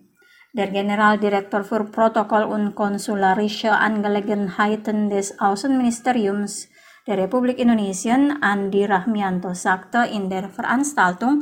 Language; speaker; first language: German; non-native, fluent; Indonesian